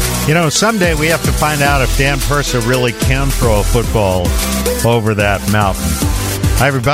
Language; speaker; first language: English; native; English